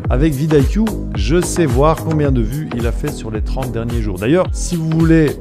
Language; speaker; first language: French; native; French